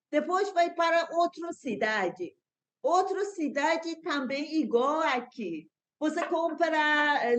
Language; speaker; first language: Portuguese; non-native, learner; Persian